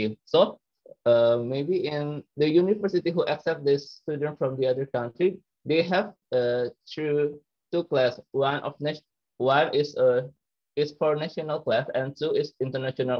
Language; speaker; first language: English; non-native, learner; Indonesian